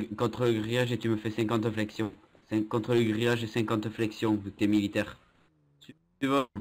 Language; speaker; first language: French; native; French